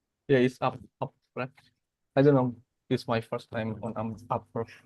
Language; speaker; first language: English; non-native, learner; Indonesian